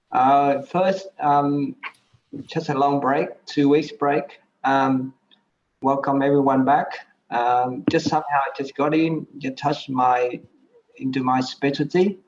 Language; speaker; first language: English; non-native, fluent; Vietnamese